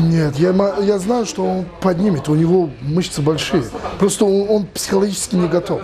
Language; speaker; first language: Russian; non-native, learner; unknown